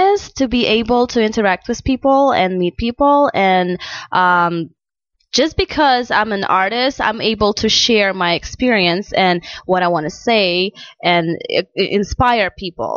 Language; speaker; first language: English; non-native, fluent; Russian